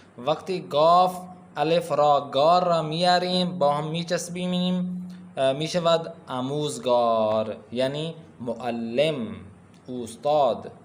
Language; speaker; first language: Persian; non-native, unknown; Urdu